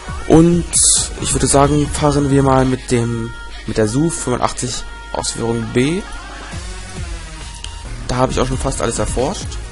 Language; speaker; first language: German; native; German